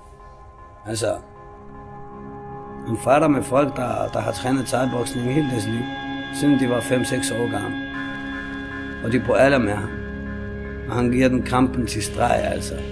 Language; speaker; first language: Danish; non-native, fluent; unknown